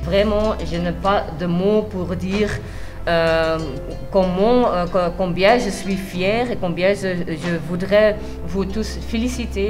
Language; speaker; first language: French; non-native, fluent; Dutch